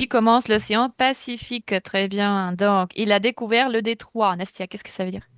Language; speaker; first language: French; non-native, fluent; Russian